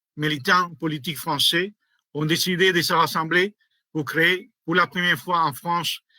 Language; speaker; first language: French; non-native, fluent; Spanish